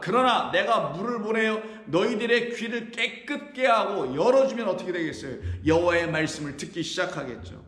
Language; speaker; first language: Korean; native; Korean